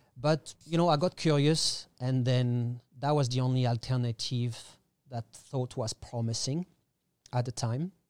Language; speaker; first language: English; non-native, fluent; French